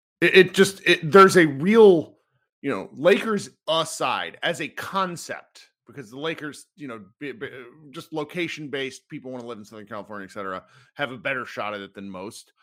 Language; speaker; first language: English; native; English